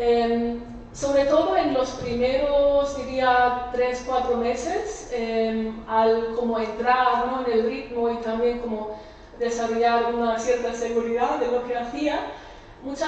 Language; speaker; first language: Spanish; non-native, fluent; German